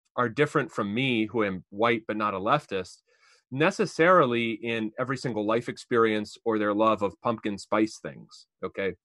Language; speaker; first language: English; native; English